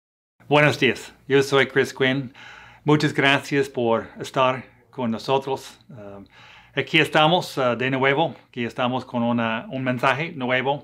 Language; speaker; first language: Spanish; non-native, fluent; English